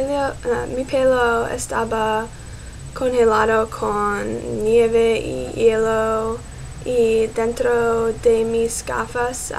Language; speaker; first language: Spanish; non-native, learner; English